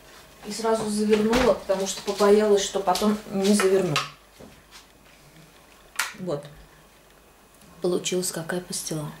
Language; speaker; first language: Russian; native; Russian